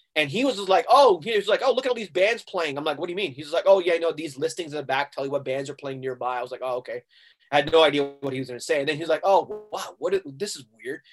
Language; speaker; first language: English; non-native, local second language; Urdu